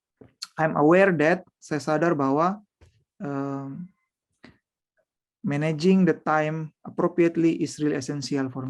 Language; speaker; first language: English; non-native, fluent; Indonesian